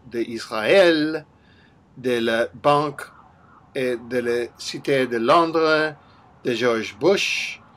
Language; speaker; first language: French; non-native, learner; English